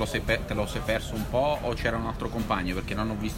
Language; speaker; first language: Italian; native; Italian